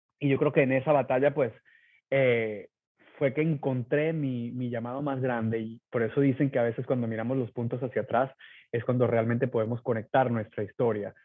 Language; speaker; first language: Spanish; native; Spanish